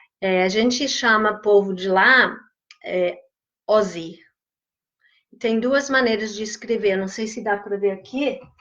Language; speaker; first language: Portuguese; non-native, fluent; English